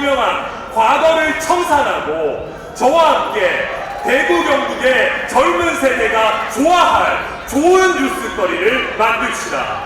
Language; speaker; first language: Korean; native; Korean